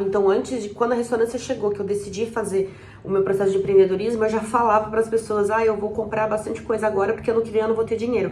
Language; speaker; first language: Portuguese; native; Portuguese